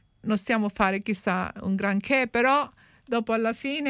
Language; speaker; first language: Italian; early bilingual, heritage; Italian